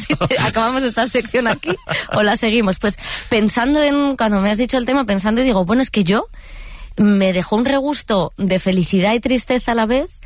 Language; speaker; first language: Spanish; native; Spanish